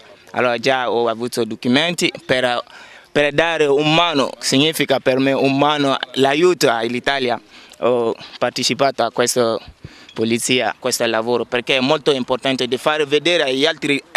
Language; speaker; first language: Italian; non-native, learner; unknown